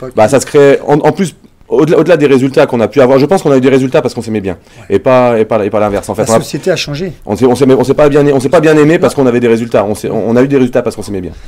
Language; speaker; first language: French; native; French